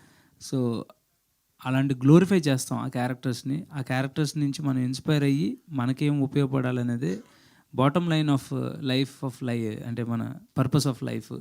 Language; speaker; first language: Telugu; native; Telugu